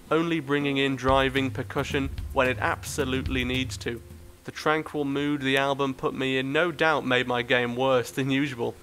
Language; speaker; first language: English; native; English